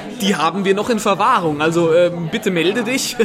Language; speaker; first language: German; native; German